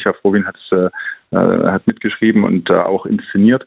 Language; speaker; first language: German; native; German